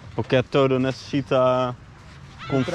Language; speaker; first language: Spanish; non-native, learner; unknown